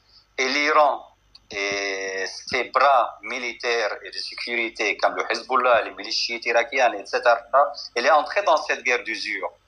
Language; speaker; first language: French; non-native, fluent; Arabic